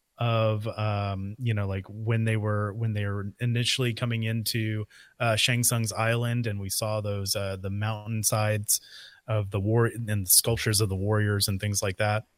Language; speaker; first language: English; native; English